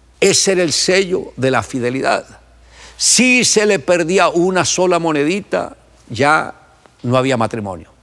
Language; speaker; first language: Spanish; native; Spanish